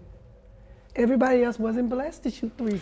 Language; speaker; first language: English; native; English